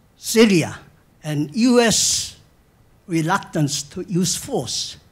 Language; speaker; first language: English; non-native, fluent; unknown